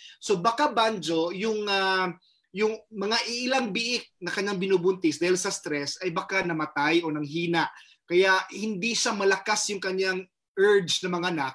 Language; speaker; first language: Filipino; non-native, local second language; Cebuano